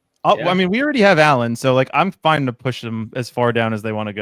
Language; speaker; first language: English; native; English